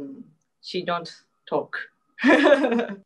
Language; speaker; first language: English; non-native, learner; Japanese